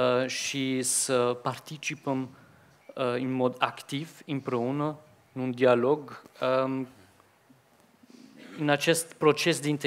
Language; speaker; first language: Romanian; non-native, fluent; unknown